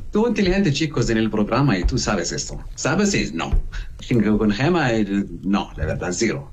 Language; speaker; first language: Spanish; non-native, learner; Arabic